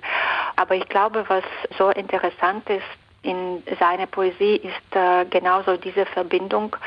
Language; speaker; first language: German; non-native, fluent; Belarusian